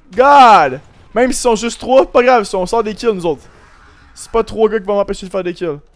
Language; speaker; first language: French; native; French